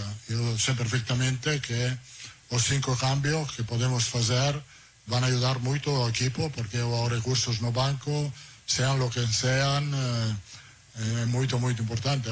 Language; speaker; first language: Portuguese; non-native, fluent; Italian